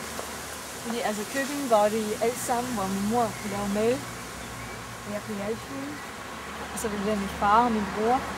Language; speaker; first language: Danish; non-native, fluent; Romanian